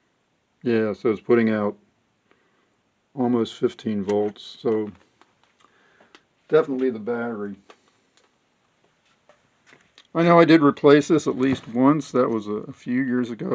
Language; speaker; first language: English; native; English